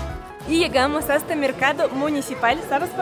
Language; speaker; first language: Spanish; non-native, fluent; Russian